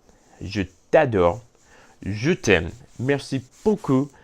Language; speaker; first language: French; non-native, learner; English